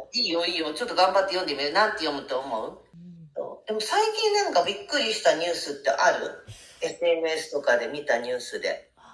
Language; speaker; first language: Japanese; native; Japanese